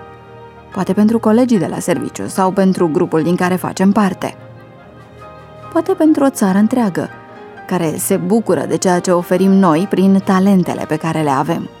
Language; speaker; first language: Romanian; native; Romanian